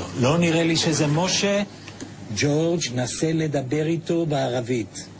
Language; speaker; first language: Hebrew; native; Hebrew